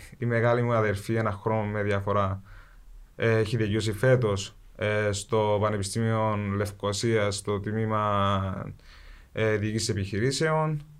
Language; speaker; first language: Greek; early bilingual, other home language; Kurdish